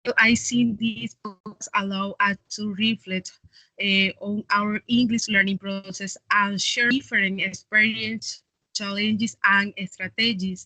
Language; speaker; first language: English; non-native, learner; Spanish